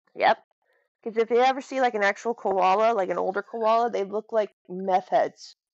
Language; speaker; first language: English; native; English